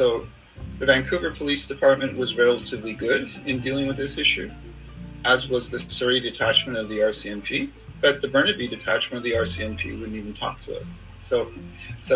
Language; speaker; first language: English; native; English